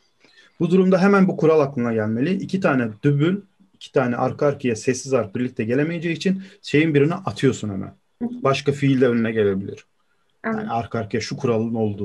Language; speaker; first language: Turkish; native; Turkish